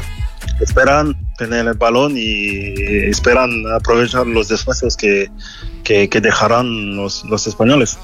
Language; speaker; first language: Spanish; non-native, fluent; French